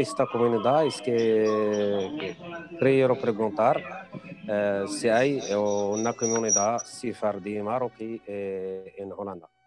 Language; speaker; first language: Spanish; non-native, fluent; Arabic